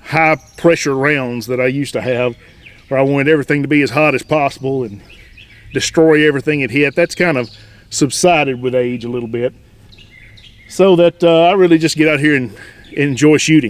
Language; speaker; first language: English; native; English